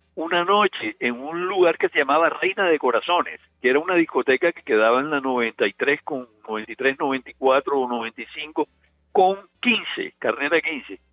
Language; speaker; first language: Spanish; native; Spanish